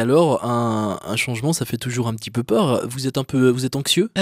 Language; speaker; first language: French; native; French